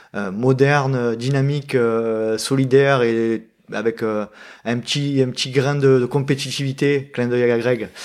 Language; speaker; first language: French; native; French